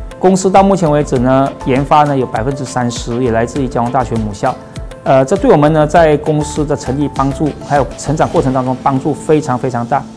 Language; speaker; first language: Chinese; native; Chinese